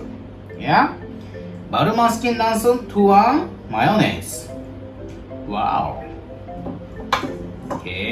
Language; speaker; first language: Indonesian; non-native, learner; Japanese